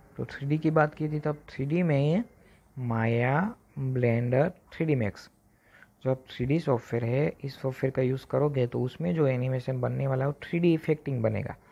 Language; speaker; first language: Hindi; non-native, local second language; Gujarati